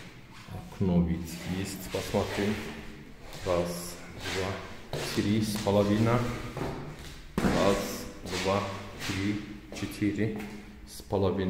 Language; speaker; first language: Russian; non-native, learner; Turkish